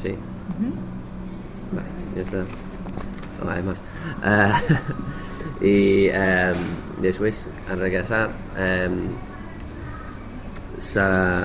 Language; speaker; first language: Spanish; non-native, learner; English